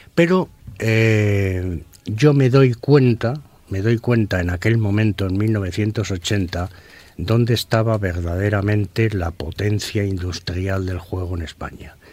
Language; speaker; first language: Spanish; native; Spanish